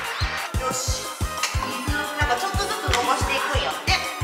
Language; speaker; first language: Japanese; native; Japanese